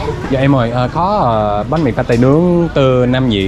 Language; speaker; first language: Vietnamese; non-native, learner; English